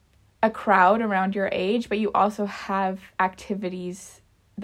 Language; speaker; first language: English; native; English